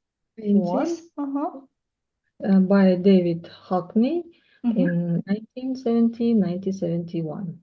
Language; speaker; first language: English; non-native, learner; Russian